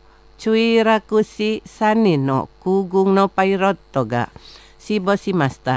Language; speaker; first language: Japanese; non-native, fluent; Indonesian